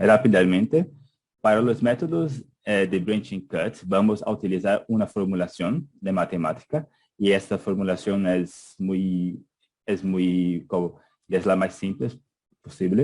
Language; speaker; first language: Spanish; non-native, fluent; Portuguese